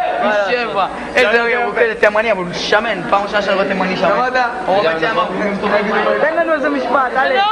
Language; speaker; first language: Hebrew; native; Hebrew